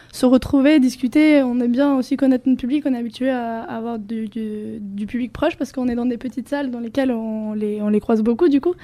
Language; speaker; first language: French; non-native, fluent; Spanish